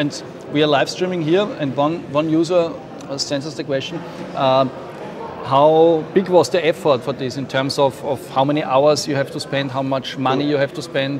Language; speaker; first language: English; non-native, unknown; German